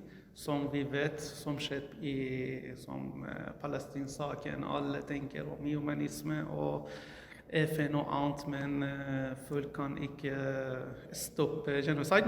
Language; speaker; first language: Norwegian; non-native, learner; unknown